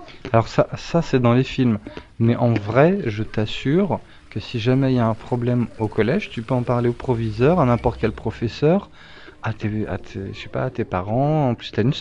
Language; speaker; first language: French; native; French